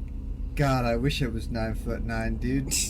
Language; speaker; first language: English; native; English